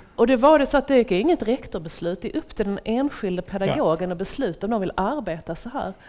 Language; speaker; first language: Swedish; native; Swedish